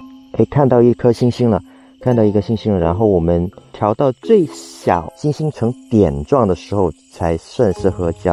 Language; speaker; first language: Chinese; non-native, local second language; Cantonese